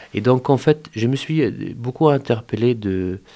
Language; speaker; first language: French; non-native, fluent; Arabic